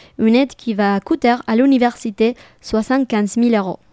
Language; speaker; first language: French; native; French